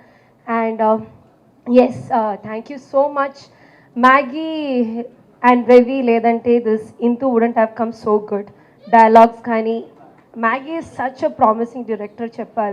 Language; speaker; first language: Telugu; non-native, fluent; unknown